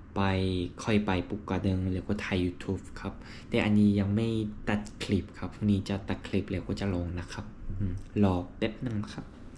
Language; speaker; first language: Thai; non-native, learner; Korean